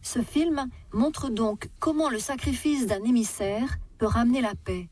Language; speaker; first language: French; native; French